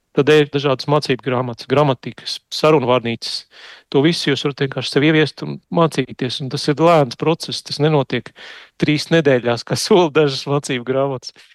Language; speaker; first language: Latvian; native; Latvian